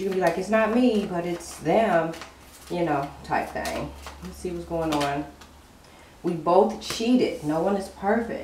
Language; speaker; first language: English; native; English